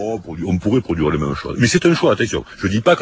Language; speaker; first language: French; native; French